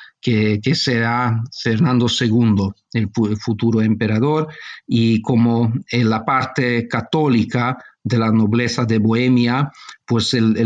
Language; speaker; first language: Spanish; non-native, fluent; Hungarian